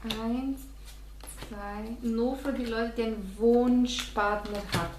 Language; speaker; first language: German; non-native, fluent; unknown